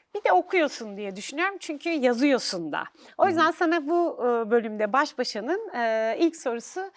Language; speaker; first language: Turkish; native; Turkish